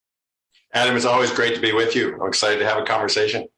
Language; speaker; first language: English; native; English